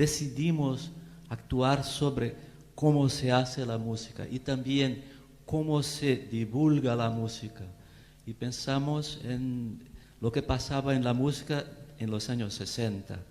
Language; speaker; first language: Spanish; non-native, fluent; Portuguese